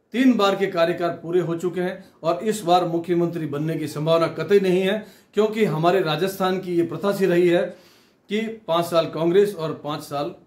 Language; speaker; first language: Hindi; native; Hindi